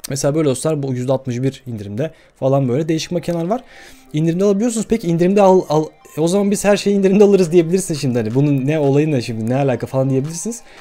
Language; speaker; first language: Turkish; early bilingual, heritage; Turkish